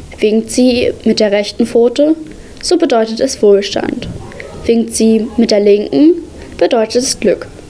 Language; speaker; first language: German; early bilingual, other home language; Arabic